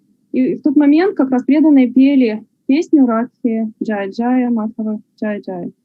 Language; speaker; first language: Russian; native; Russian